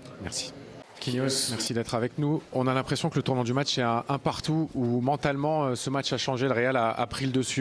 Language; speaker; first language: French; native; French